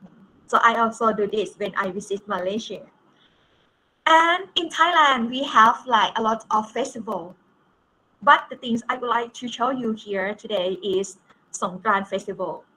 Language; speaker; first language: English; non-native, fluent; Thai